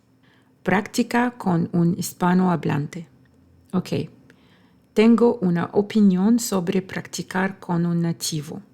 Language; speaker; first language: Spanish; non-native, fluent; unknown